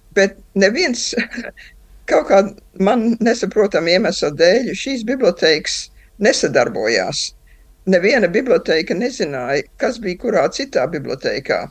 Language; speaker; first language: Latvian; early bilingual, heritage; Latvian